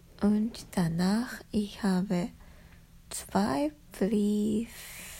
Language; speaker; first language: German; non-native, learner; Japanese